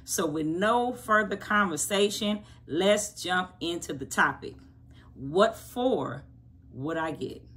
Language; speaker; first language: English; native; English